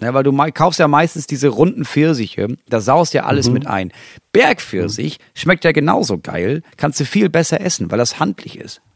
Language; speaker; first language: German; native; German